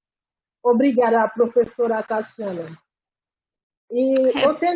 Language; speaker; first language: Portuguese; non-native, fluent; Haitian Creole